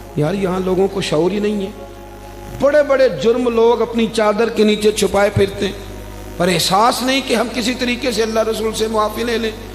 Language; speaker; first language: Urdu; non-native, local second language; Punjabi